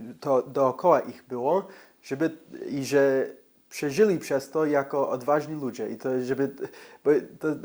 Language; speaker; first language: Polish; early bilingual, heritage; English